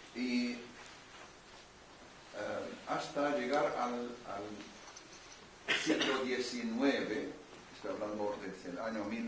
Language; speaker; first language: Spanish; non-native, fluent; Arabic